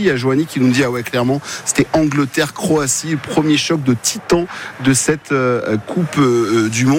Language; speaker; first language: French; native; French